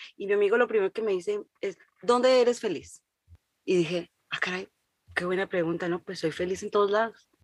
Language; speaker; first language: Spanish; native; Spanish